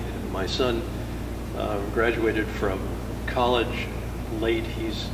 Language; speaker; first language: English; native; English